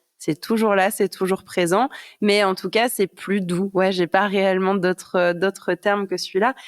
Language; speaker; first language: French; native; French